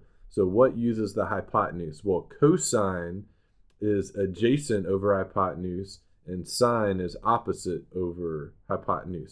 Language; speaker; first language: English; native; English